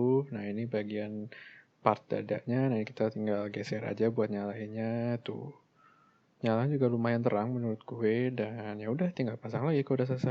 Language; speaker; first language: Indonesian; native; Indonesian